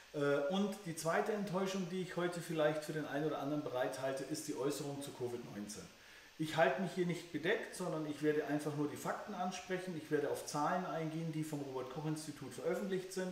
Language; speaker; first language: German; native; German